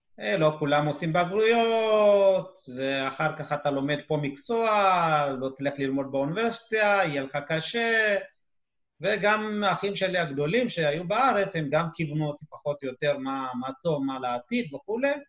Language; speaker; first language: Hebrew; early bilingual, other home language; Amharic